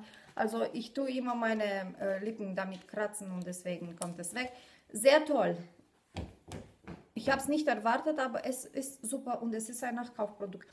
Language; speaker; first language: German; non-native, fluent; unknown